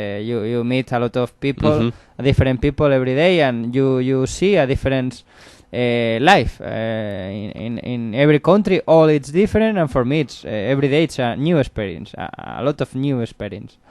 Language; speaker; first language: English; non-native, learner; Spanish